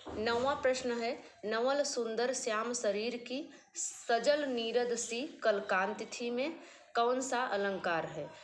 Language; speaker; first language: Hindi; native; Hindi